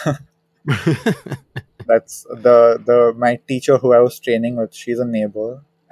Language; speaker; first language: English; non-native, local second language; Hindi